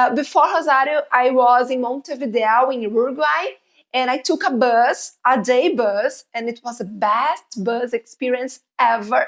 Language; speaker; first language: English; non-native, fluent; Portuguese